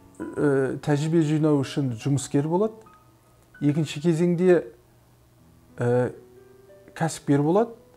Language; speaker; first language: Kazakh; native; Kazakh